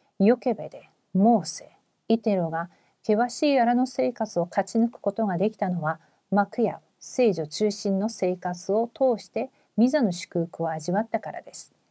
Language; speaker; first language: Japanese; non-native, fluent; Korean